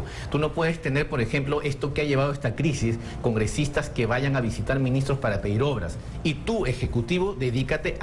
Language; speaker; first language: Spanish; native; Spanish